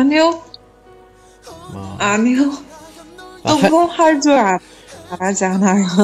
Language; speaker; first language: Korean; non-native, learner; Chinese